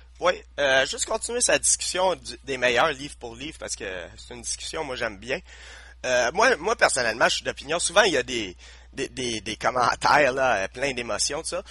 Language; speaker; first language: French; native; French